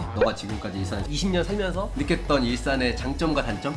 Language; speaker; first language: Korean; native; Korean